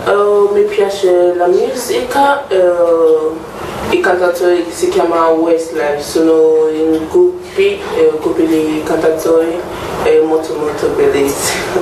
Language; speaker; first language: Italian; non-native, learner; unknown